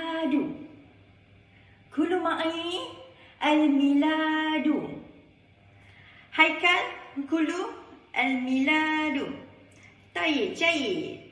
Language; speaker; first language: Arabic; non-native, learner; Malay